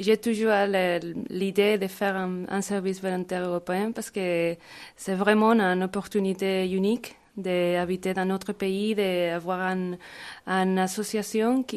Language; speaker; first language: French; non-native, learner; Spanish